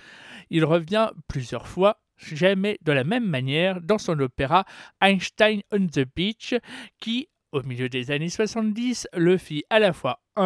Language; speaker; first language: French; native; French